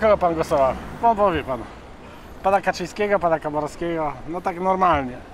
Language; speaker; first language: Polish; native; Polish